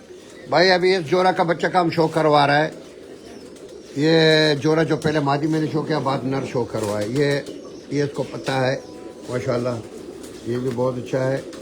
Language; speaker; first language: Hindi; non-native, learner; Arabic